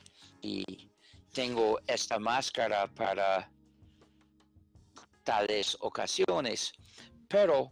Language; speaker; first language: Spanish; non-native, fluent; English